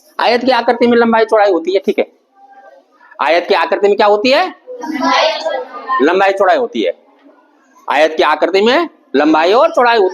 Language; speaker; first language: Hindi; native; Hindi